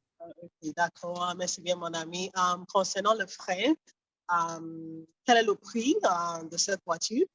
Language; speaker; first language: French; non-native, learner; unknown